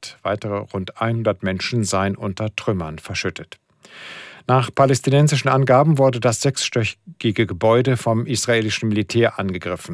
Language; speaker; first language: German; native; German